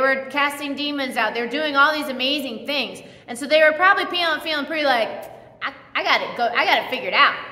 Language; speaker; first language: English; native; English